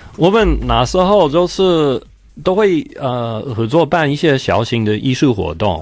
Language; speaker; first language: Chinese; non-native, fluent; English